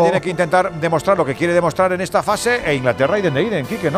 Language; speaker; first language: Spanish; native; Spanish